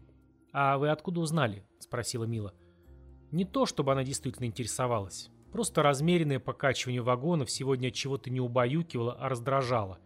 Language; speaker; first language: Russian; native; Russian